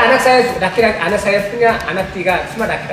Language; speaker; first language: Indonesian; non-native, learner; Korean